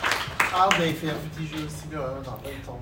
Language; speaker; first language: French; native; French